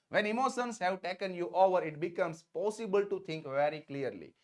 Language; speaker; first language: English; non-native, local second language; Gujarati